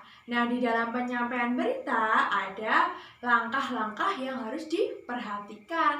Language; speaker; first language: Indonesian; native; Indonesian